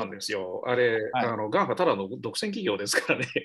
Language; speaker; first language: Japanese; native; Japanese